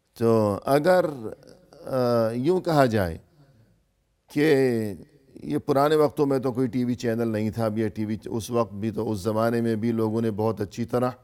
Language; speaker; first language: Urdu; native; Urdu